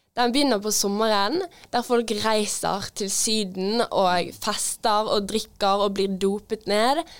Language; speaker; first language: Norwegian; native; Norwegian